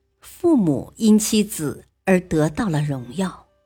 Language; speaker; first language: Chinese; native; Chinese